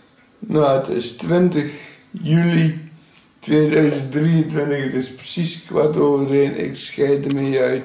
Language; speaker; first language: Dutch; native; Dutch